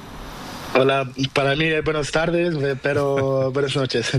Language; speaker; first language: Spanish; non-native, learner; Portuguese